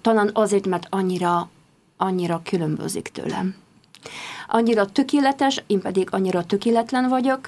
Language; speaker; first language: Hungarian; non-native, fluent; Polish